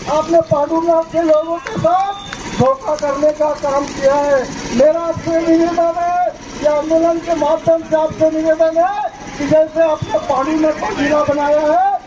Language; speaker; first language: Hindi; native; Hindi